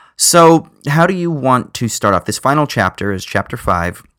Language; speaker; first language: English; native; English